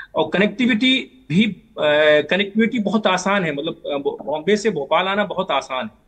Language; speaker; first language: Hindi; native; Hindi